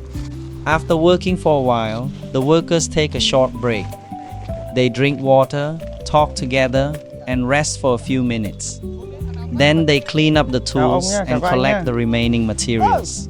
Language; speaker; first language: English; non-native, fluent; Vietnamese